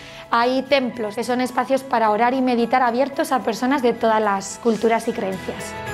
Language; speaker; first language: Spanish; native; Spanish